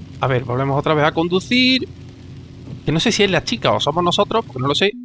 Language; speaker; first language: Spanish; native; Spanish